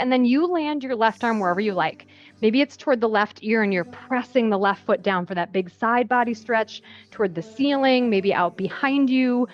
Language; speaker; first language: English; native; English